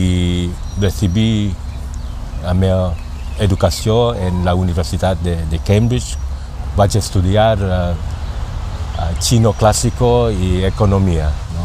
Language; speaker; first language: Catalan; non-native, learner; Thai